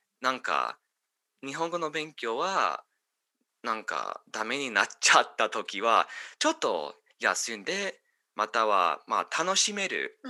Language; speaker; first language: Japanese; non-native, learner; English